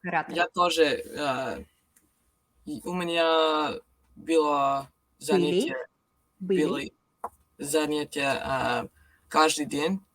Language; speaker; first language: Russian; non-native, learner; English